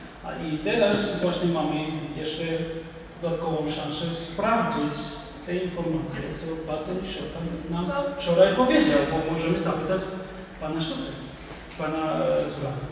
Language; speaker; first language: Polish; non-native, fluent; Georgian